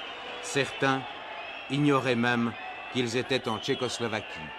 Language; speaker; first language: French; native; French